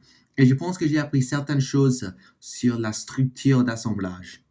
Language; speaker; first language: French; non-native, fluent; English